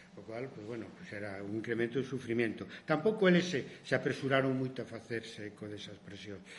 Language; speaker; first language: Galician; non-native, local second language; Spanish